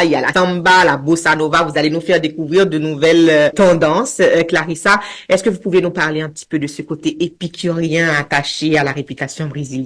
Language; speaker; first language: French; native; French